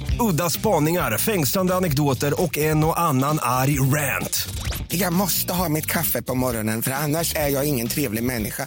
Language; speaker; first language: Swedish; native; Swedish